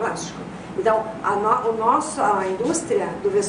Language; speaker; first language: Portuguese; native; Portuguese